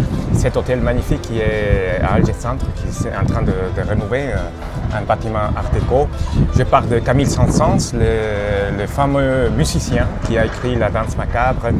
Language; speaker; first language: French; non-native, fluent; Spanish